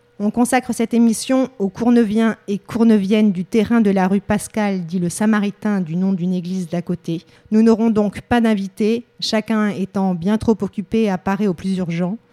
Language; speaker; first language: French; native; French